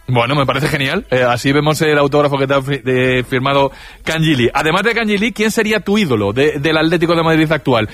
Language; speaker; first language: Spanish; native; Spanish